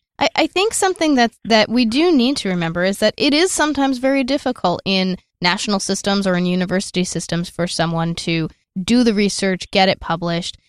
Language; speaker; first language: English; native; English